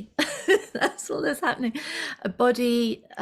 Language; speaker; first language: English; native; English